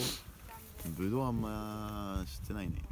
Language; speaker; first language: Japanese; non-native, fluent; French